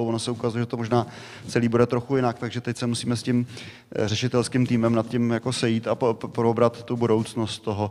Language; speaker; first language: Czech; native; Czech